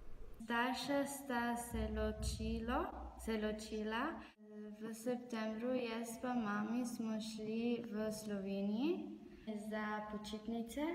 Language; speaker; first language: Slovenian; non-native, learner; Arabic